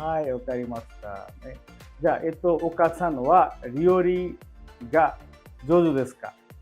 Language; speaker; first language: Japanese; non-native, fluent; Bangla